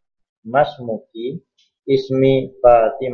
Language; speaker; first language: Arabic; non-native, learner; Indonesian